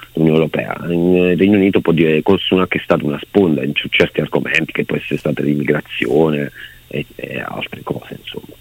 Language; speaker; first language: Italian; native; Italian